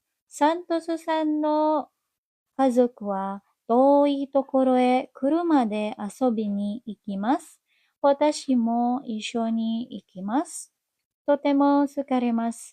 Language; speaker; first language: Japanese; non-native, learner; Indonesian